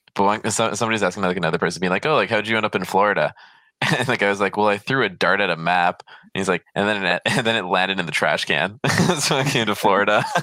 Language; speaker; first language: English; non-native, fluent; Polish